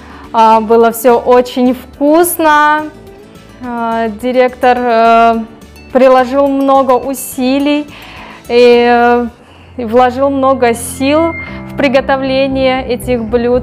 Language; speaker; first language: Russian; non-native, learner; Korean